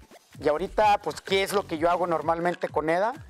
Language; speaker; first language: Spanish; native; Spanish